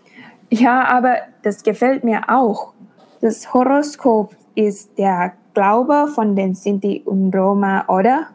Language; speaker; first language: German; non-native, fluent; Thai